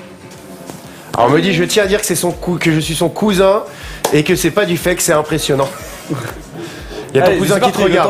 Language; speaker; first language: French; native; French